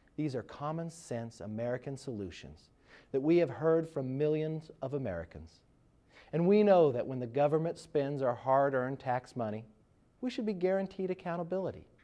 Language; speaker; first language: English; native; English